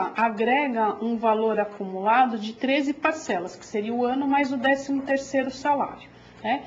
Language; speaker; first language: Portuguese; native; Portuguese